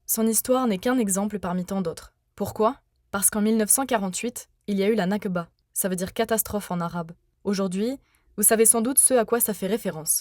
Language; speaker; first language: French; native; French